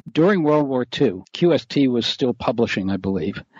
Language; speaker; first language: English; native; English